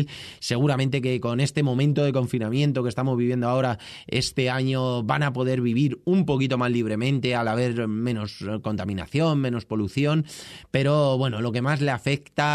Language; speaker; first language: Spanish; native; Spanish